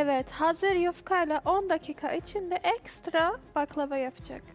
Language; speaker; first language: Turkish; non-native, learner; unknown